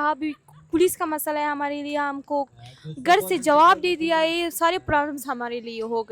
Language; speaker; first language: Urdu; non-native, learner; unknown